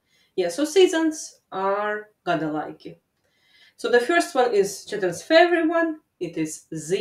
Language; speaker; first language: English; non-native, fluent; Latvian